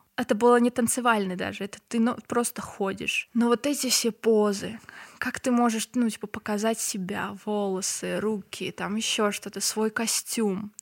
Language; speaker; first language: Russian; non-native, local second language; Turkmen